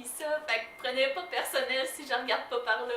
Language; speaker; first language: French; native; French